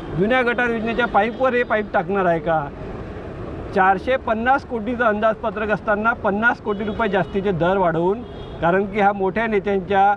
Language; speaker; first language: Marathi; native; Marathi